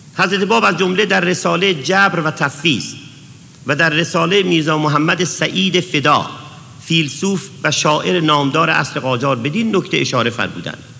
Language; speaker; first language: Persian; native; Persian